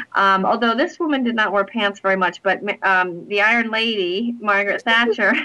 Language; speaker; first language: English; native; English